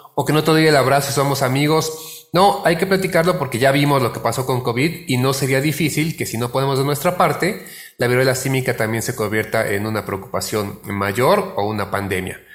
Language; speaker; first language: Spanish; native; Spanish